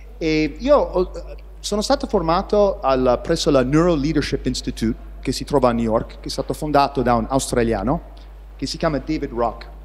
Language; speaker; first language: Italian; non-native, fluent; English